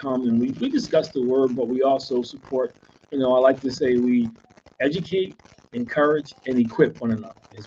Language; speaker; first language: English; native; English